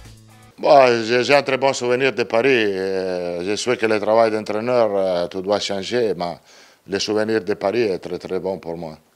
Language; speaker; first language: French; non-native, learner; Italian